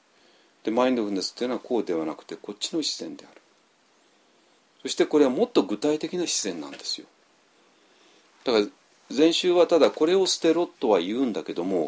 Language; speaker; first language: Japanese; native; Japanese